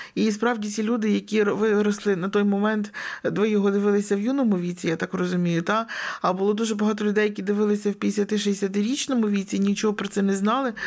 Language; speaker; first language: Ukrainian; native; Ukrainian